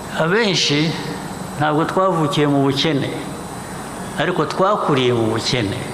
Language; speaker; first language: Kinyarwanda; early bilingual, heritage; Kinyarwanda